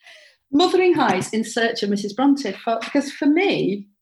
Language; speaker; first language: English; native; English